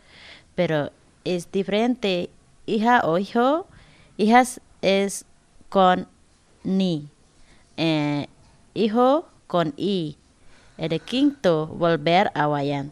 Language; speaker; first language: Spanish; non-native, learner; Balinese